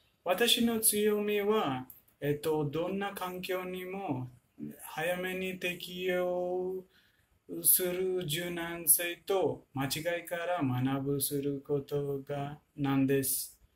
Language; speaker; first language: Japanese; non-native, learner; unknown